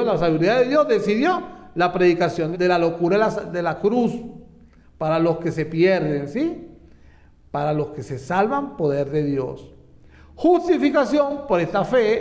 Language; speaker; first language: Spanish; native; Spanish